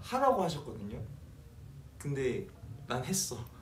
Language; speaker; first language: Korean; early bilingual, heritage; Korean